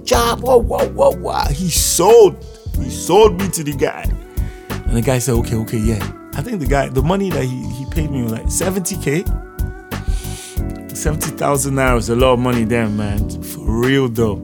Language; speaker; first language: English; non-native, local second language; Yoruba